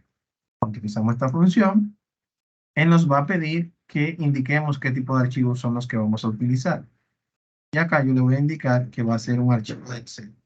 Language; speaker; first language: Spanish; native; Spanish